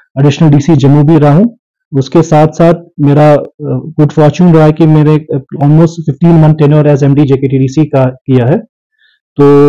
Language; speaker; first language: Hindi; non-native, local second language; Sherpa